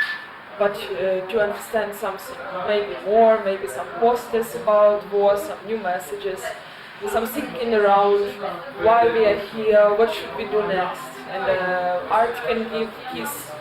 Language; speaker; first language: English; non-native, learner; Ukrainian